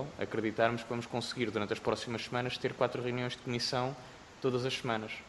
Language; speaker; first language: Portuguese; native; Portuguese